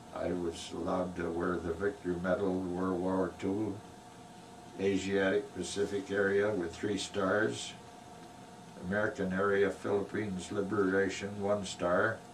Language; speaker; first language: English; native; English